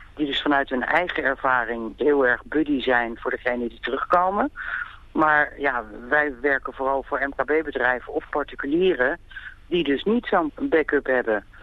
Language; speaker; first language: Dutch; native; Dutch